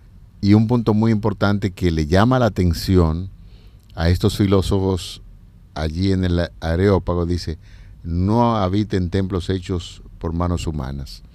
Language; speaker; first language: Spanish; native; Spanish